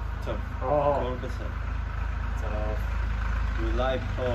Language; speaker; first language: Hebrew; non-native, learner; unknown